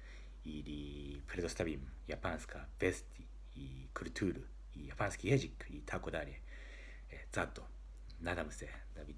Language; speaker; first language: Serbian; non-native, learner; Japanese